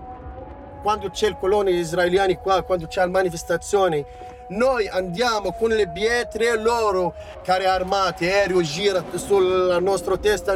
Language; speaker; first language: Italian; non-native, learner; Arabic